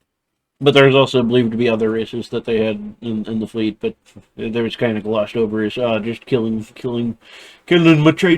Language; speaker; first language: English; native; English